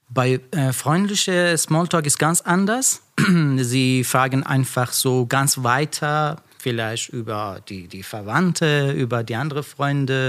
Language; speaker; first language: German; non-native, learner; Persian